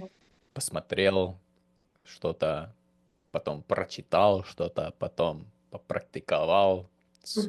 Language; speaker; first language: Russian; non-native, fluent; English